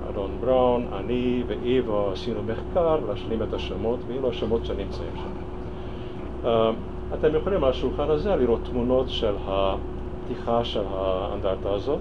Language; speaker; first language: Hebrew; non-native, fluent; Hungarian